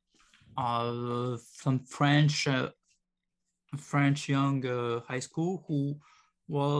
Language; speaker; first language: English; non-native, learner; French